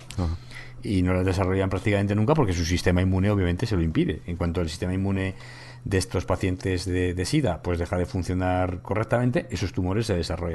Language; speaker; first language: Spanish; native; Spanish